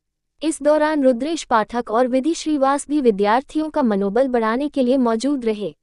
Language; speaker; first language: Hindi; native; Hindi